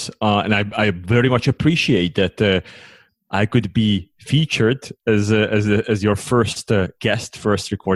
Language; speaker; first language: English; non-native, fluent; Hungarian